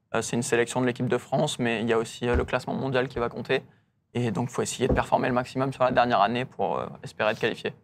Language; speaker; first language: French; native; French